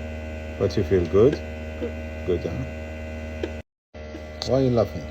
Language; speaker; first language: English; non-native, learner; Arabic